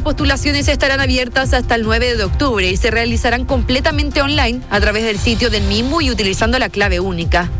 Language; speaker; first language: Spanish; native; Spanish